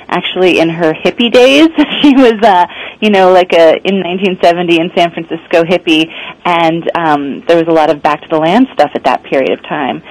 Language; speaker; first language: English; native; English